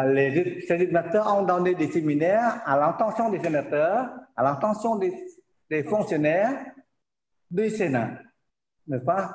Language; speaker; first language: French; non-native, learner; Khmer